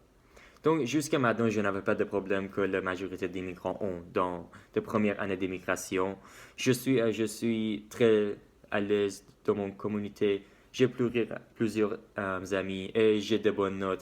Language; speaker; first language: French; non-native, learner; Persian